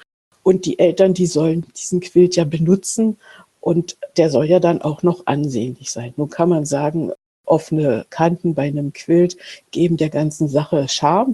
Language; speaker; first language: German; native; German